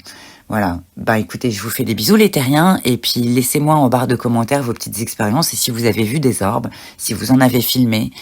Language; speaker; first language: French; native; French